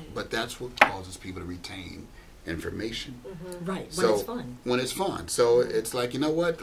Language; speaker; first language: English; native; English